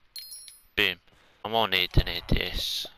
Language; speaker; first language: English; native; English